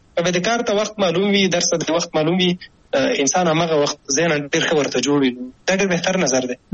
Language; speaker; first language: Pashto; native; Pashto